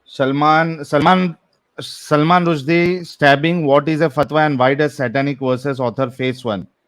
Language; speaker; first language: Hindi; native; Hindi